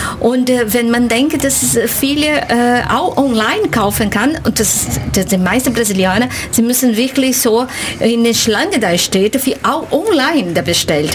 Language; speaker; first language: German; non-native, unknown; Portuguese